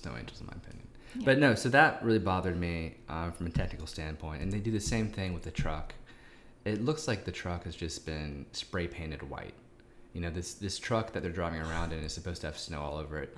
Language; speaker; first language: English; native; English